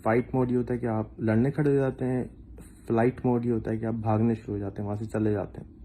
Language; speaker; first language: Urdu; native; Urdu